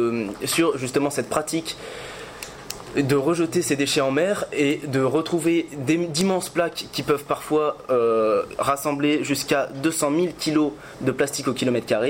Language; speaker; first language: French; native; French